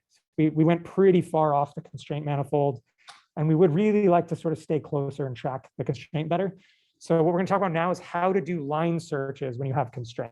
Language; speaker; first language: English; native; English